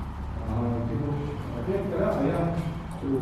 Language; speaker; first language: Hebrew; non-native, learner; Russian